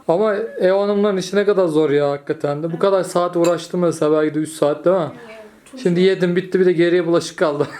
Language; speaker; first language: Turkish; native; Turkish